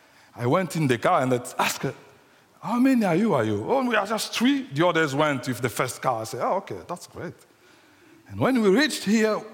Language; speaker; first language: English; non-native, fluent; French